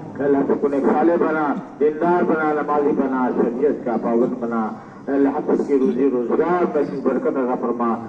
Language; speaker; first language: Urdu; native; Urdu